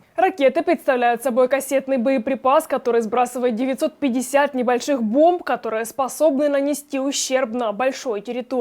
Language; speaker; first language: Russian; native; Russian